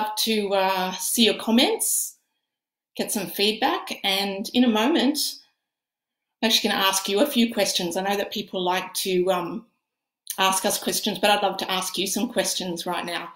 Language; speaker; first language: English; native; English